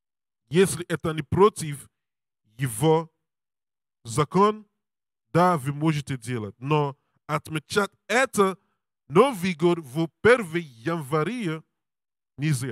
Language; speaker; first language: Russian; non-native, learner; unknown